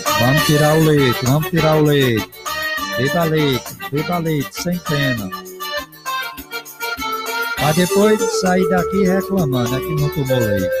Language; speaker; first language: Portuguese; native; Portuguese